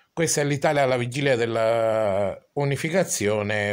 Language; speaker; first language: Italian; native; Italian